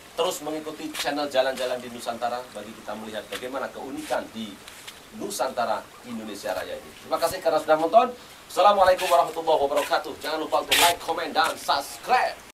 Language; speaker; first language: Indonesian; non-native, local second language; Javanese